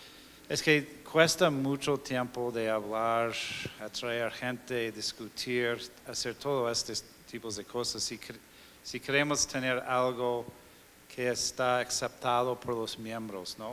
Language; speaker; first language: Spanish; non-native, fluent; English